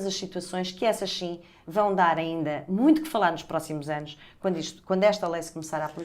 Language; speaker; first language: Portuguese; native; Portuguese